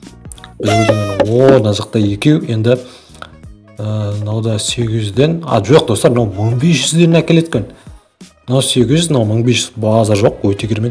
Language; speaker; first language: Kazakh; native; Kazakh